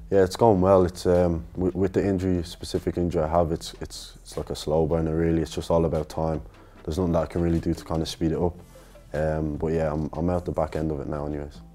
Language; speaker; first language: English; native; English